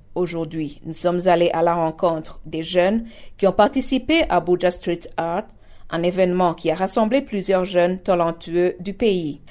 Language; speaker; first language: French; non-native, local second language; Rundi